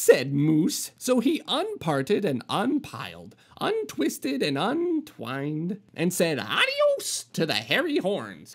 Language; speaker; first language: English; native; English